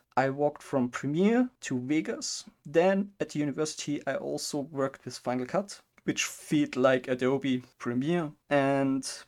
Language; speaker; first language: English; non-native, fluent; German